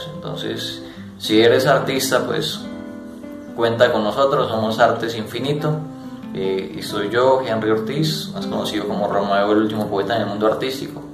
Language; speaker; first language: Spanish; native; Spanish